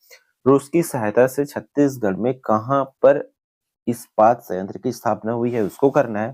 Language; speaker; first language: Hindi; native; Hindi